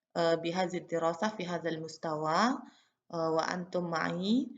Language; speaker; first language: Arabic; non-native, fluent; Indonesian